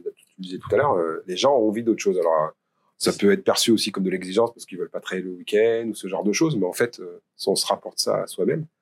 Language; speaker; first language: French; native; French